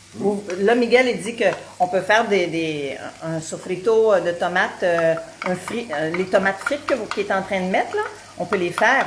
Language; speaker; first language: French; native; French